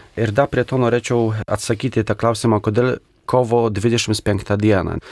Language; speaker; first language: Lithuanian; non-native, local second language; Polish